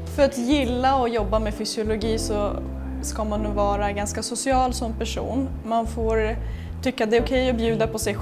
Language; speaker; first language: Swedish; native; Swedish